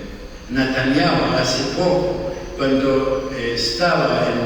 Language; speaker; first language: Spanish; non-native, fluent; Arabic